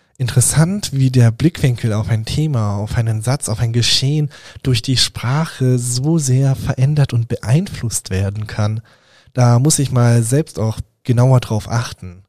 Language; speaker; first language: German; early bilingual, other home language; Hungarian